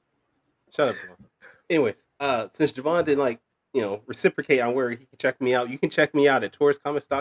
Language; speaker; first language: English; native; English